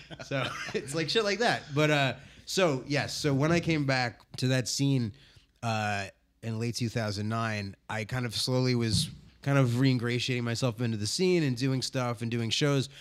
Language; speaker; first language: English; native; English